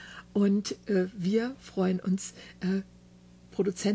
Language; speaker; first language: German; native; German